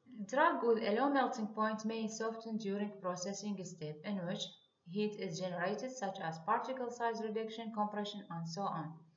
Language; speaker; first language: English; non-native, fluent; Arabic